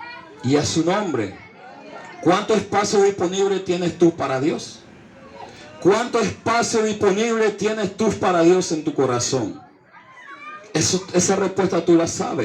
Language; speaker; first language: Spanish; native; Spanish